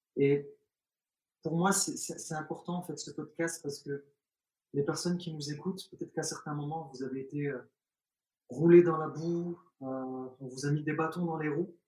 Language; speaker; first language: French; early bilingual, other home language; Arabic